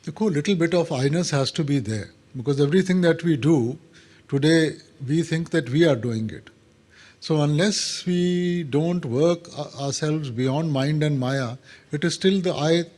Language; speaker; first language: English; non-native, local second language; Punjabi